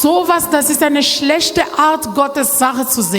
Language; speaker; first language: German; non-native, learner; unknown